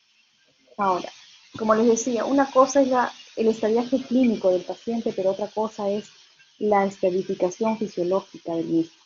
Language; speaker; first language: Spanish; native; Spanish